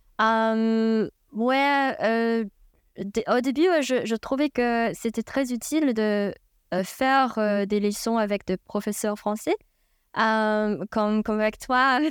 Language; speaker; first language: French; non-native, fluent; Chinese